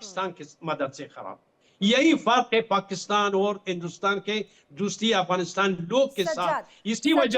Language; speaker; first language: Hindi; non-native, fluent; Pashto